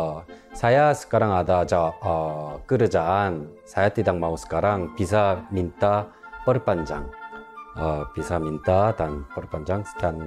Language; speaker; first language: Indonesian; non-native, local second language; Korean